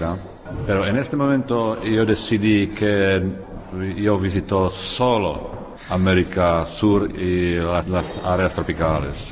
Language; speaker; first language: Spanish; non-native, learner; Czech